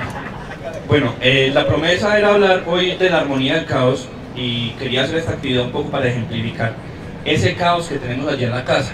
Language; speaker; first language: Spanish; native; Spanish